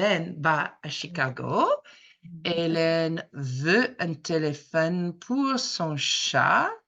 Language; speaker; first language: French; non-native, fluent; English